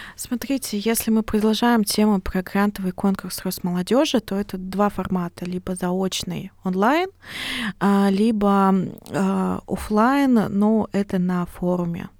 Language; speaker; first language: Russian; native; Russian